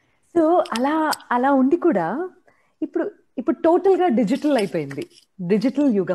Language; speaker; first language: Telugu; native; Telugu